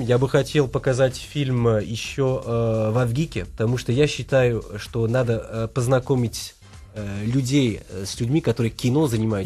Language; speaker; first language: Russian; non-native, fluent; Portuguese